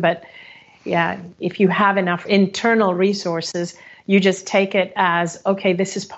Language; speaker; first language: English; native; English